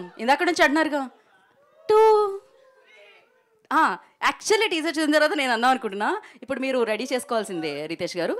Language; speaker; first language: Telugu; native; Telugu